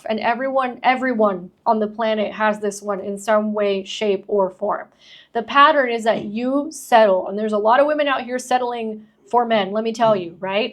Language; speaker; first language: English; native; English